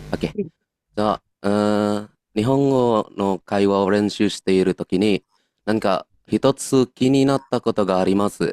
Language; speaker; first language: Japanese; non-native, fluent; Indonesian